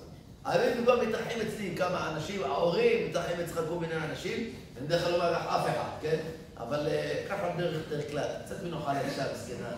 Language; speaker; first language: Hebrew; native; Hebrew